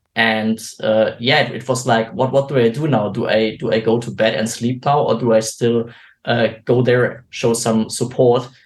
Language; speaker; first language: English; non-native, fluent; German